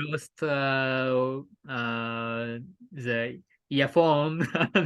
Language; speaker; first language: English; non-native, learner; Japanese